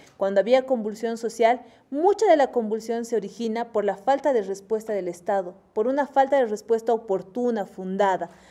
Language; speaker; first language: Spanish; native; Spanish